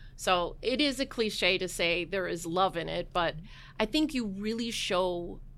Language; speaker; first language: English; native; English